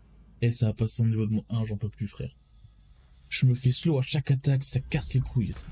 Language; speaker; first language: French; native; French